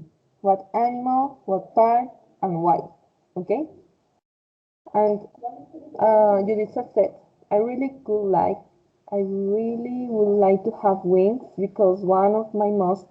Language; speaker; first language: English; non-native, fluent; Spanish